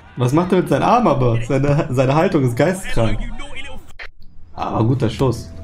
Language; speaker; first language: German; native; German